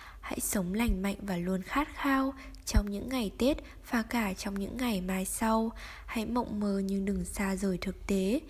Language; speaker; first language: Vietnamese; native; Vietnamese